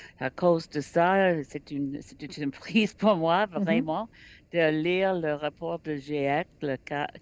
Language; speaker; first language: French; non-native, learner; English